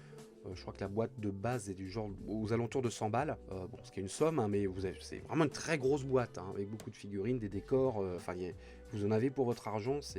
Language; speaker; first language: French; native; French